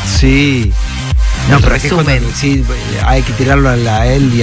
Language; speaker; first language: Spanish; native; Spanish